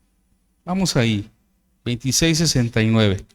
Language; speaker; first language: Spanish; native; Spanish